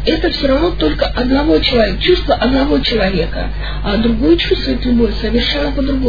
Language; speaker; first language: Russian; native; Russian